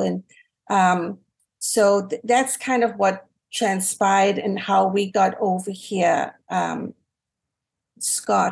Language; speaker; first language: English; native; English